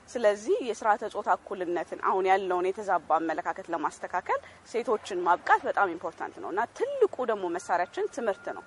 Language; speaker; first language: Amharic; native; Amharic